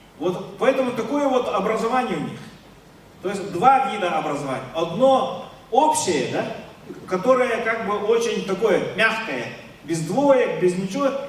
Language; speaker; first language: Russian; non-native, local second language; Yakut